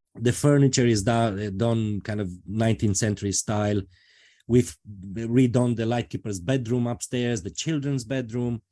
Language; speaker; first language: English; non-native, fluent; Romanian